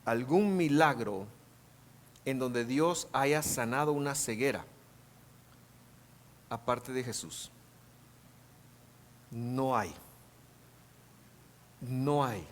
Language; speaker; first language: Spanish; native; Spanish